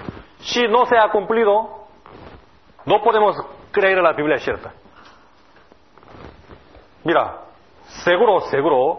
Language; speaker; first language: Spanish; non-native, learner; Korean